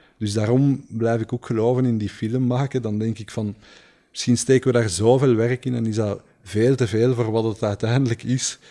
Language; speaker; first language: Dutch; native; Dutch